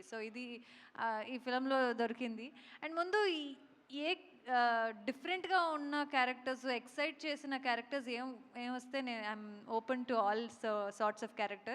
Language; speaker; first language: Telugu; non-native, local second language; Kannada